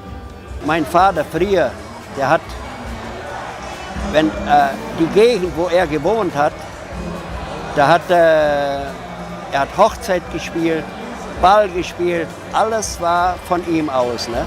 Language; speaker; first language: German; early bilingual, heritage; German